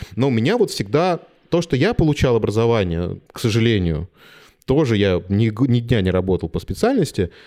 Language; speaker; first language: Russian; native; Russian